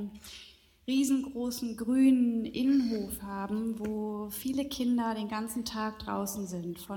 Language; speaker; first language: German; native; German